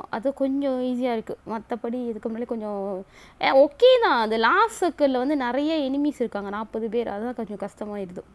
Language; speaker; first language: Tamil; early bilingual, heritage; Tamil